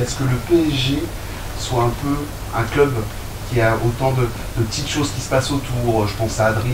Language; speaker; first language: French; native; French